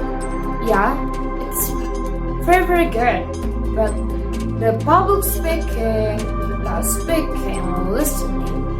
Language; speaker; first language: English; non-native, fluent; Indonesian